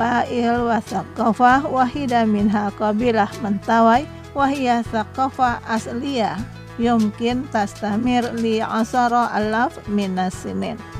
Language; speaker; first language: Arabic; non-native, fluent; Indonesian